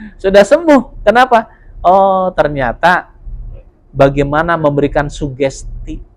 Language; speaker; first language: Indonesian; non-native, local second language; Javanese